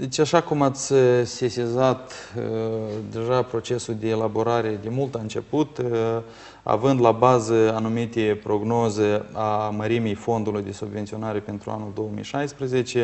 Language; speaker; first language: Romanian; native; Romanian